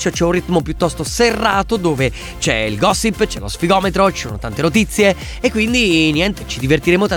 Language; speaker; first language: Italian; native; Italian